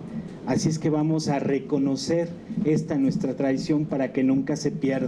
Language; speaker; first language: Spanish; native; Spanish